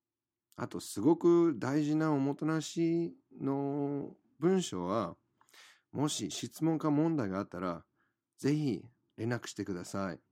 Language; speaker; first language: Japanese; non-native, fluent; English